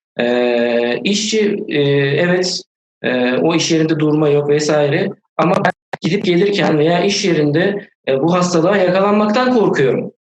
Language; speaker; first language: Turkish; native; Turkish